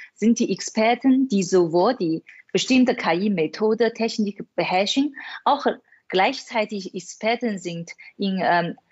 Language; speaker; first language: German; non-native, fluent; Chinese